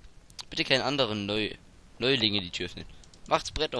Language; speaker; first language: German; native; German